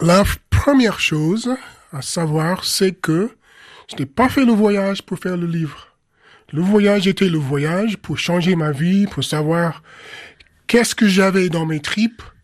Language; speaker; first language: French; non-native, fluent; English